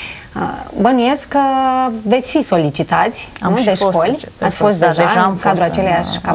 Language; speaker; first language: Romanian; native; Romanian